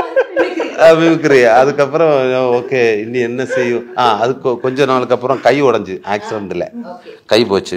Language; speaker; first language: Tamil; non-native, learner; Malayalam